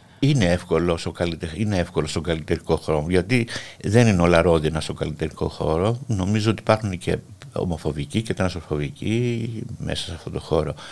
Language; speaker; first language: Greek; native; Greek